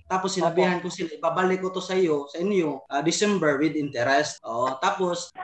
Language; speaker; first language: Filipino; non-native, local second language; Cebuano